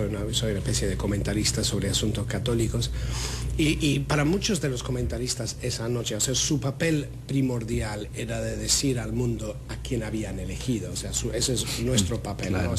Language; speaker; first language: Spanish; non-native, fluent; English